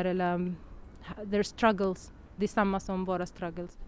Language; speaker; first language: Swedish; non-native, learner; Arabic